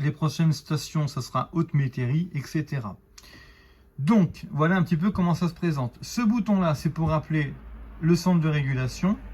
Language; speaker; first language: French; native; French